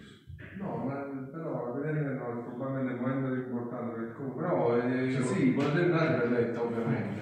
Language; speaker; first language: Italian; native; Italian